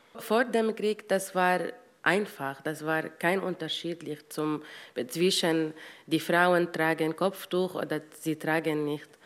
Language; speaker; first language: German; non-native, learner; Arabic